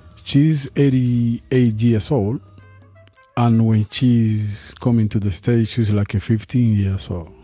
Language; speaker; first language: English; non-native, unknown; Spanish